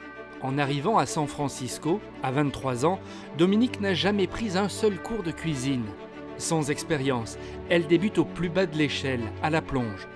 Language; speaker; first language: French; native; French